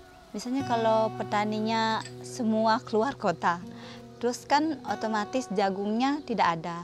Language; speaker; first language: Indonesian; non-native, local second language; Balinese